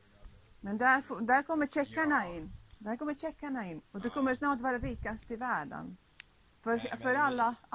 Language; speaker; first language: Swedish; non-native, fluent; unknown